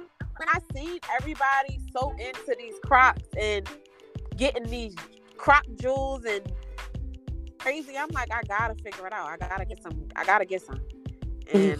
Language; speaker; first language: English; native; English